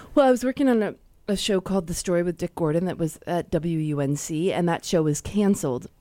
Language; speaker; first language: English; native; English